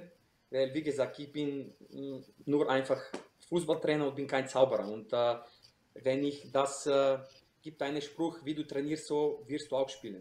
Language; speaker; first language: German; non-native, fluent; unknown